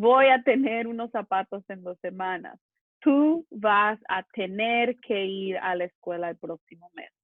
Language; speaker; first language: Spanish; early bilingual, other home language; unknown